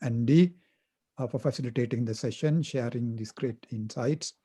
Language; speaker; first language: English; non-native, local second language; Sinhala